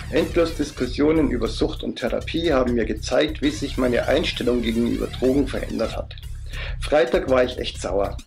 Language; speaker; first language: German; native; German